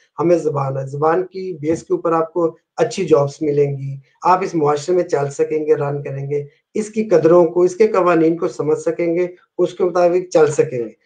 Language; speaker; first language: Urdu; non-native, local second language; Punjabi